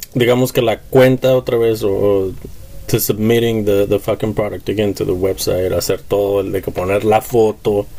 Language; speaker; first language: Spanish; early bilingual, heritage; Spanish